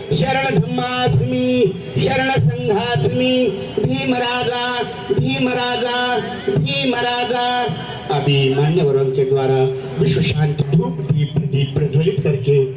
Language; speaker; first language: Hindi; non-native, local second language; Marathi